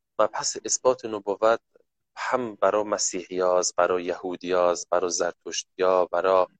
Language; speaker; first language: Persian; native; Persian